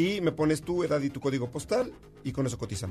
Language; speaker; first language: Spanish; native; Spanish